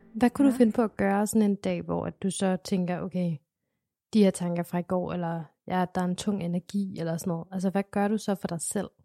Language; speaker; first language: Danish; native; Danish